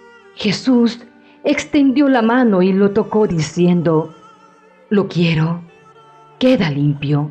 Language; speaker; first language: Spanish; native; Spanish